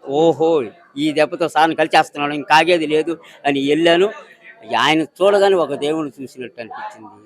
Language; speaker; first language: Telugu; native; Telugu